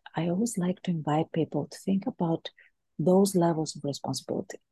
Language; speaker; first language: English; non-native, fluent; Greek